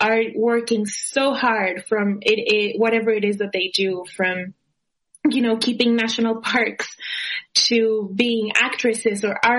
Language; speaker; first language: English; non-native, fluent; Spanish